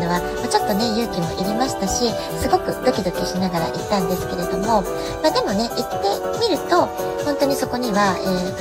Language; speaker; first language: Japanese; native; Japanese